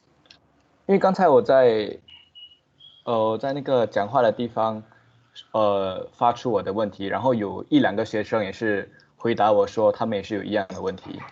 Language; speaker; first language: Chinese; early bilingual, heritage; Chinese